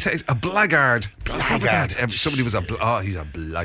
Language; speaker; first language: English; native; English